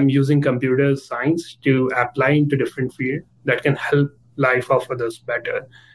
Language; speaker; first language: English; non-native, local second language; Hindi